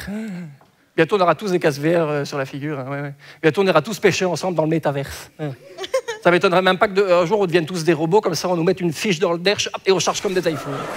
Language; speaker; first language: French; native; French